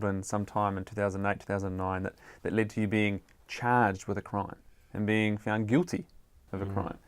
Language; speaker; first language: English; native; English